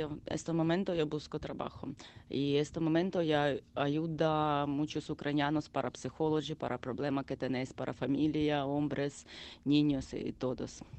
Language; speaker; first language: Spanish; non-native, learner; Ukrainian